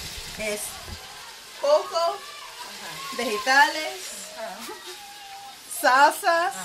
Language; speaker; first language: Spanish; non-native, learner; English